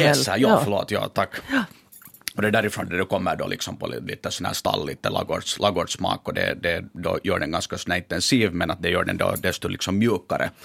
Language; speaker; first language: Swedish; native; Swedish